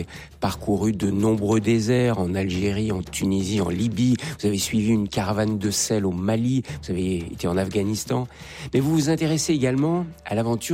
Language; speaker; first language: French; native; French